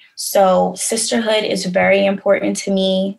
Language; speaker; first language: English; native; English